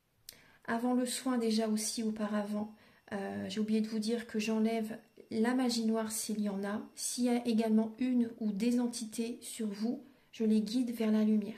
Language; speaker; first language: French; native; French